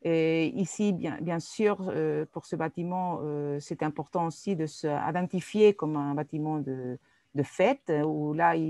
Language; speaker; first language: French; non-native, fluent; Spanish